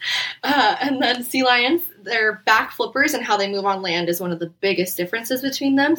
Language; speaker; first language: English; native; English